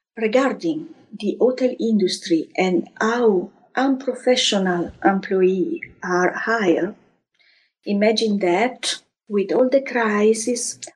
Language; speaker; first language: English; non-native, fluent; Italian